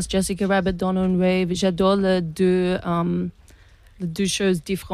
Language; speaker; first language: French; non-native, learner; English